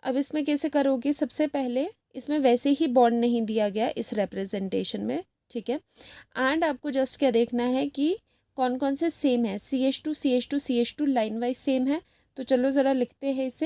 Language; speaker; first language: Hindi; native; Hindi